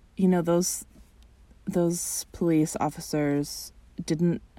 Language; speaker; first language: English; native; English